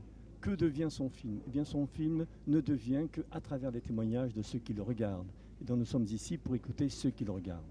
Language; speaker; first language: French; native; French